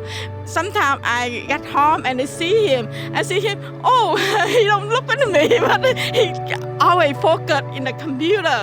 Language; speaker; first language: English; non-native, learner; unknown